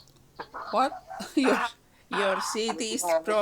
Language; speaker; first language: English; non-native, learner; Indonesian